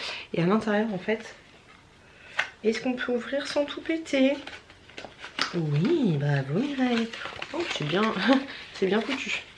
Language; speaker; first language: French; native; French